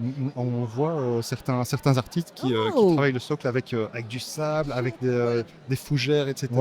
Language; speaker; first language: French; native; French